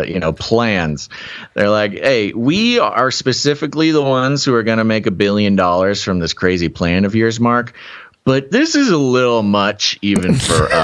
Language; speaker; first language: English; native; English